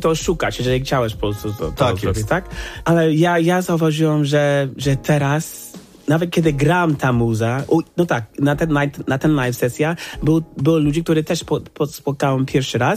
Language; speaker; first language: Polish; non-native, fluent; English